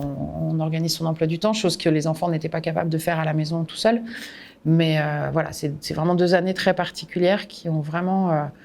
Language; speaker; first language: French; native; French